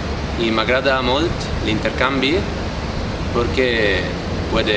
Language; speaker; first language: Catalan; non-native, learner; Italian